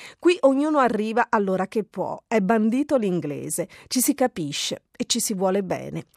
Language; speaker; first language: Italian; native; Italian